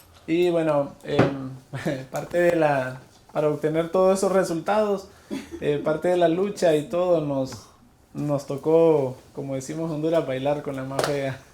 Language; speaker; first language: Spanish; native; Spanish